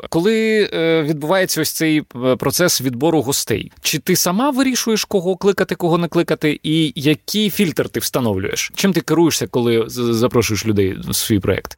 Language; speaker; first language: Ukrainian; native; Ukrainian